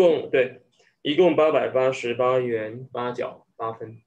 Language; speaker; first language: Chinese; non-native, learner; English